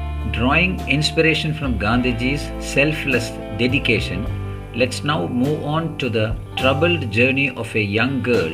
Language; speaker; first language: English; non-native, local second language; Malayalam